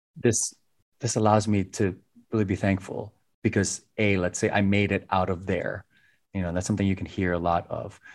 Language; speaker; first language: English; non-native, local second language; Filipino